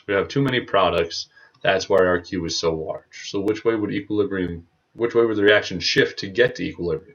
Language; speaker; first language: English; native; English